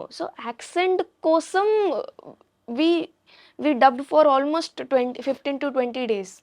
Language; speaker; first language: Telugu; non-native, local second language; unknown